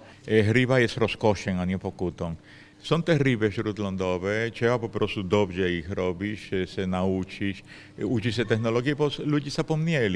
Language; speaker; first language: Polish; non-native, fluent; Spanish